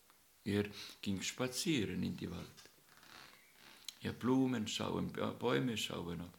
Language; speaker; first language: German; non-native, learner; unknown